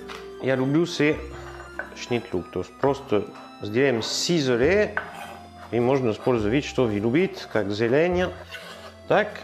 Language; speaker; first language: Russian; non-native, learner; French